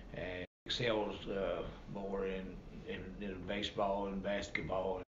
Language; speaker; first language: English; native; English